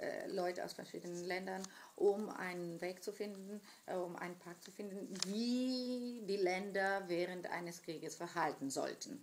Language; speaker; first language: German; non-native, fluent; Greek